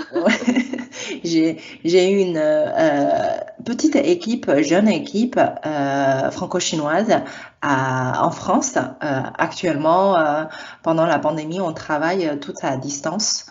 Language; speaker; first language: French; non-native, fluent; Chinese